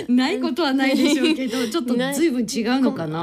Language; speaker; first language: Japanese; native; Japanese